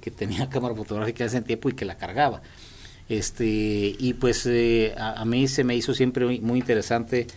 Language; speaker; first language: Spanish; native; Spanish